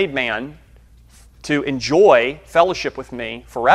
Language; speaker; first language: English; native; English